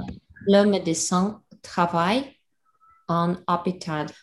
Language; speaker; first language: French; non-native, learner; Russian